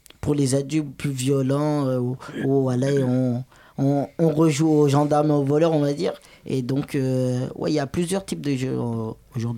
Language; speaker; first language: French; native; French